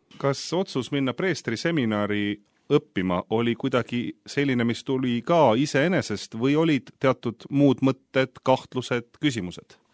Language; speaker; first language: Estonian; native; Estonian